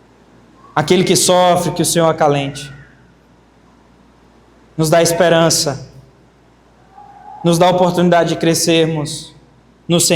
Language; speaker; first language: Portuguese; native; Portuguese